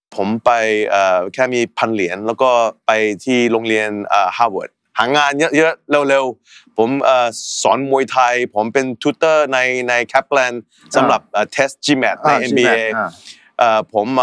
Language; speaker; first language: Thai; native; Thai